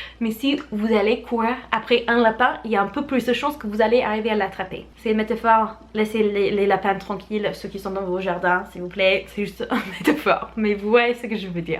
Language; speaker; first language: French; non-native, fluent; English